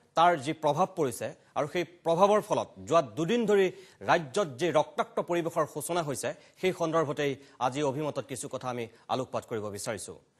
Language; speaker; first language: Assamese; native; Assamese